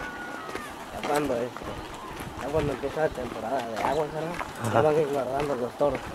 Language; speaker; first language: Spanish; native; Spanish